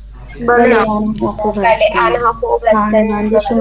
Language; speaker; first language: Persian; non-native, learner; Urdu